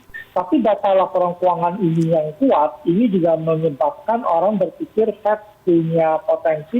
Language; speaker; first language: Indonesian; native; Indonesian